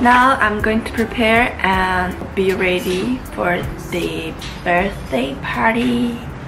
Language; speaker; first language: English; non-native, learner; Chinese